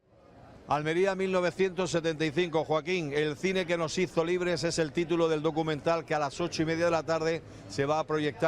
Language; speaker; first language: Spanish; native; Spanish